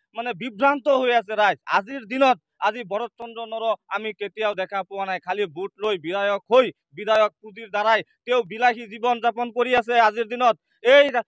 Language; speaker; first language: Assamese; non-native, local second language; Bangla